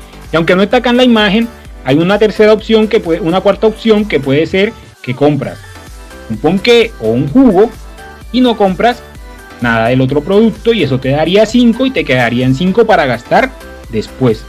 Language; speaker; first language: Spanish; native; Spanish